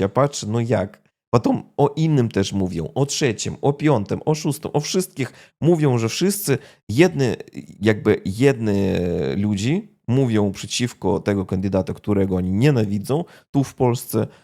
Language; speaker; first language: Polish; non-native, fluent; Russian